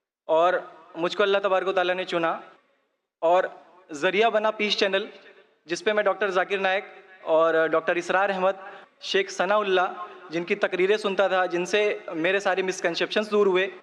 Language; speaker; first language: Hindi; native; Hindi